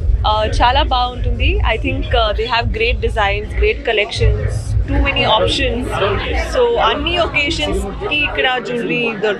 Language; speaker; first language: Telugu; non-native, learner; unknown